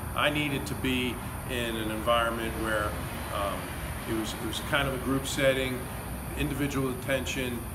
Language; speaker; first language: English; native; English